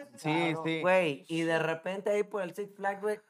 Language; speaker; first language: Spanish; native; Spanish